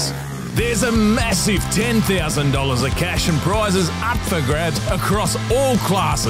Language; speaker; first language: English; native; English